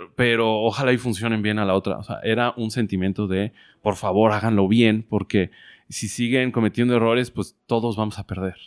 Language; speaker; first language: Spanish; non-native, learner; English